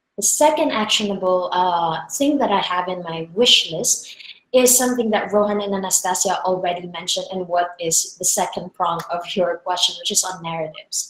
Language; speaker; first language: English; non-native, local second language; Filipino